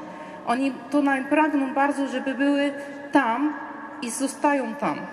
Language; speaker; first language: Polish; non-native, learner; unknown